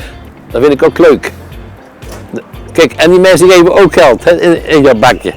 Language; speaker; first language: Dutch; native; Dutch